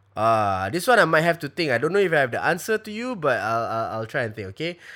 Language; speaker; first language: English; native; English